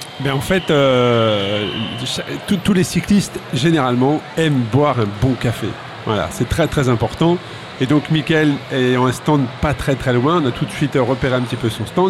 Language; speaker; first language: French; native; French